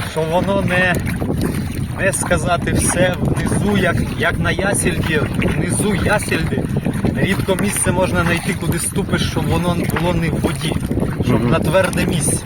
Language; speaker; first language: Ukrainian; native; Ukrainian